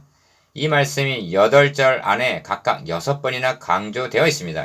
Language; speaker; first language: Korean; native; Korean